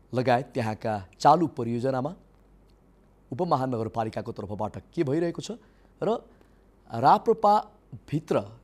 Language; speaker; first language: Nepali; native; Nepali